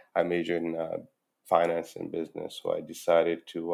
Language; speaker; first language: English; non-native, fluent; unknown